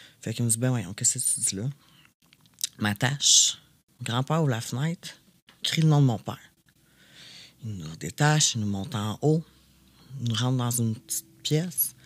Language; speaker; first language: French; native; French